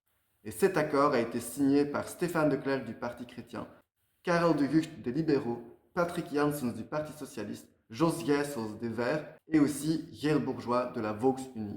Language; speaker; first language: French; native; French